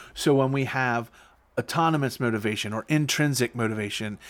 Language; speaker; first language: English; native; English